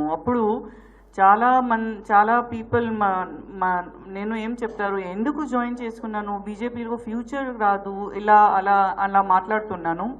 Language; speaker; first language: Telugu; non-native, learner; Gujarati